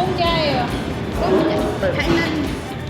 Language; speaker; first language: Korean; non-native, learner; Chinese